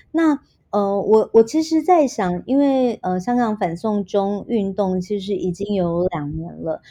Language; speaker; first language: Chinese; native; Chinese